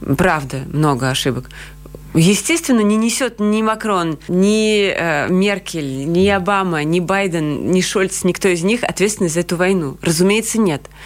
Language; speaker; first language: Russian; native; Russian